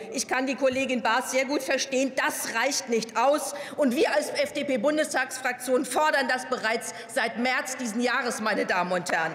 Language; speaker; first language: German; native; German